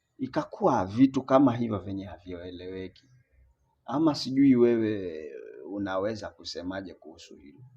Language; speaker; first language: Swahili; non-native, local second language; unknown